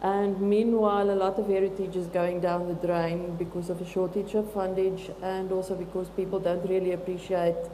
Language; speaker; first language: English; non-native, local second language; Afrikaans